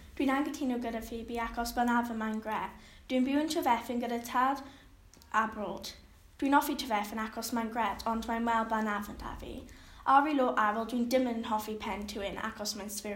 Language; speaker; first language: Welsh; non-native, learner; English